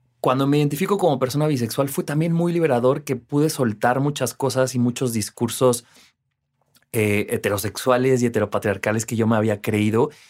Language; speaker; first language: Spanish; native; Spanish